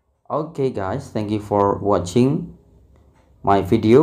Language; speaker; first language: English; non-native, fluent; Indonesian